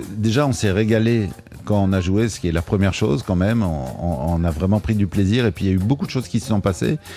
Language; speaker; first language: French; native; French